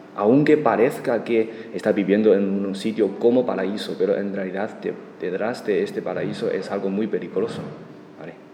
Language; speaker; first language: Spanish; non-native, fluent; Chinese